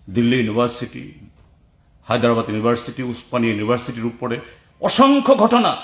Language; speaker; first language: Bangla; native; Bangla